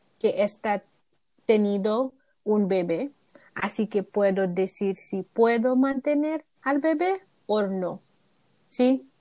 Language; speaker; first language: Spanish; non-native, learner; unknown